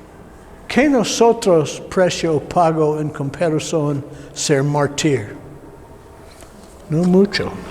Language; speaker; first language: Spanish; non-native, learner; English